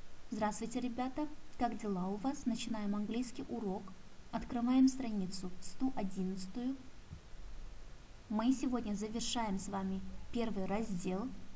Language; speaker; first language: Russian; non-native, local second language; Kazakh